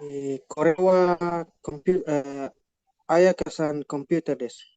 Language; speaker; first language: Japanese; non-native, learner; Indonesian